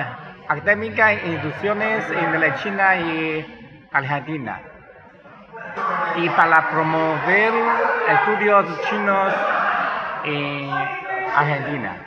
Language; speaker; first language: Spanish; non-native, fluent; Chinese